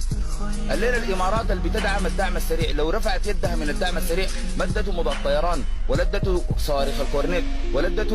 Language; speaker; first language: Arabic; native; Arabic